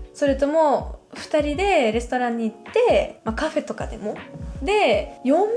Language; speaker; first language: Japanese; non-native, fluent; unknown